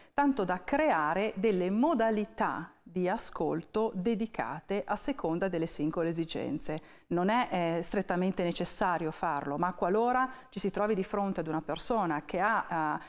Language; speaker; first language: Italian; native; Italian